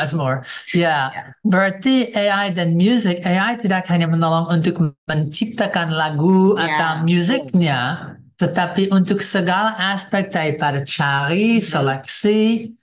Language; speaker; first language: Indonesian; non-native, fluent; English